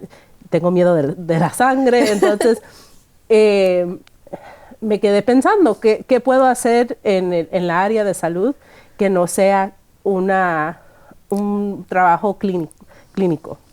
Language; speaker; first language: Spanish; early bilingual, heritage; Spanish